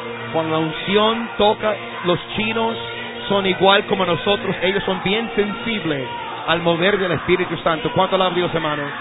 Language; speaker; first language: Spanish; non-native, fluent; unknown